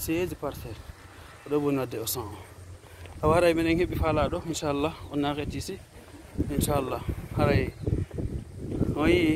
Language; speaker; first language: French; non-native, local second language; Fula